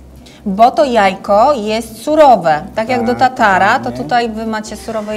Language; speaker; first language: Polish; native; Polish